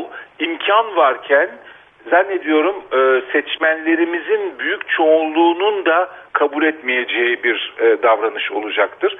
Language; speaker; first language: Turkish; native; Turkish